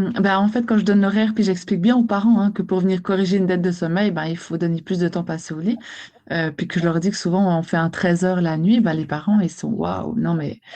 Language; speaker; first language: French; native; French